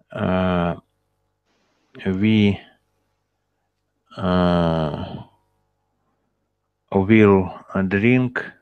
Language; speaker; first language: English; non-native, learner; Russian